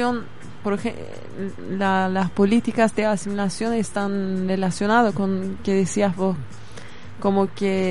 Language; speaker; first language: Spanish; non-native, fluent; Kurdish